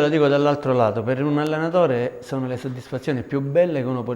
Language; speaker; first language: Italian; native; Italian